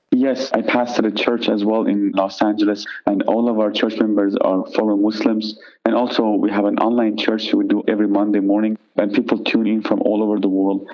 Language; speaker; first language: English; non-native, fluent; Persian